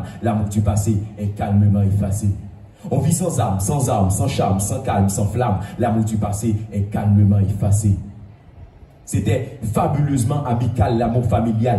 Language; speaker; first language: French; non-native, local second language; Haitian Creole